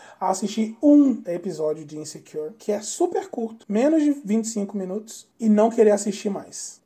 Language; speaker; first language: Portuguese; native; Portuguese